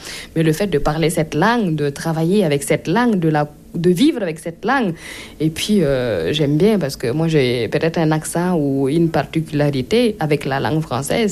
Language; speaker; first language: French; non-native, local second language; Mossi